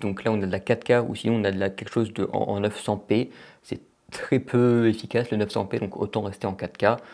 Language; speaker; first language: French; native; French